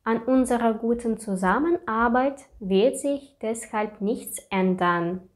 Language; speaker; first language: German; non-native, fluent; Russian